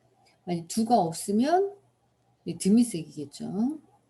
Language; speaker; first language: Korean; native; Korean